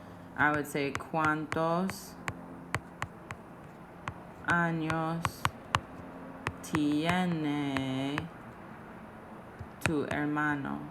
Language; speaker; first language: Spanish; non-native, fluent; English